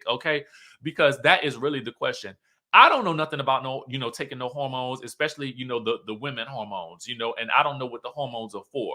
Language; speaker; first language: English; native; English